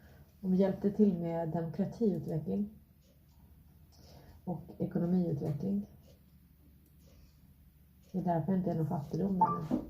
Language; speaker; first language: Swedish; native; Swedish